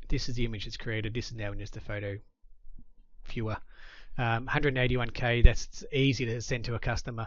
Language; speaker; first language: English; native; English